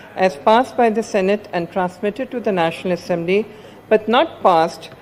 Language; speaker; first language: English; non-native, local second language; Urdu